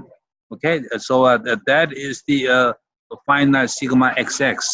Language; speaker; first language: English; non-native, fluent; Korean